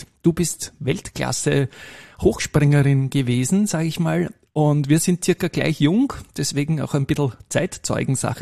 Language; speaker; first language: German; native; German